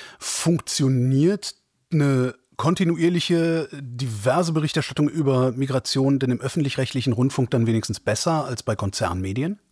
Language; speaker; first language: German; native; German